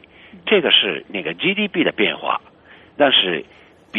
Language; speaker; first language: Chinese; non-native, fluent; Japanese